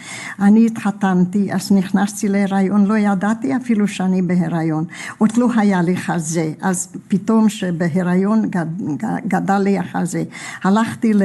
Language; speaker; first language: Hebrew; non-native, fluent; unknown